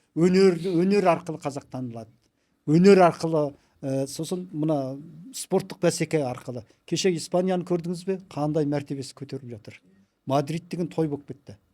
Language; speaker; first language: Kazakh; early bilingual, heritage; Kazakh